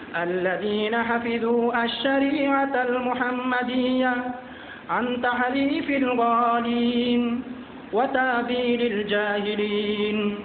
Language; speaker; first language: Arabic; non-native, fluent; Bangla